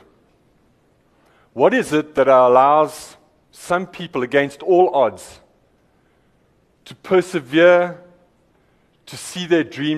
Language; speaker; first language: English; native; English